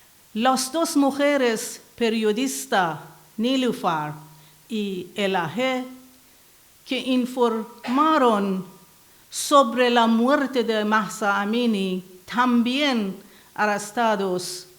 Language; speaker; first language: Spanish; non-native, learner; Persian